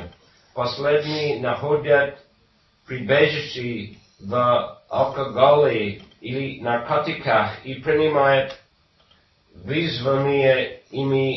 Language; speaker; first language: Russian; non-native, fluent; English